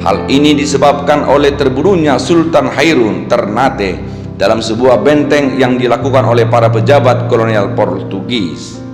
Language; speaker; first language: Indonesian; native; Indonesian